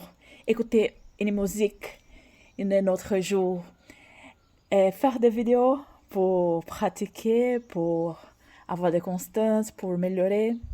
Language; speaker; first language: French; non-native, learner; Portuguese